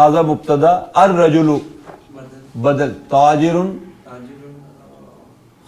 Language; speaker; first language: Arabic; non-native, fluent; Urdu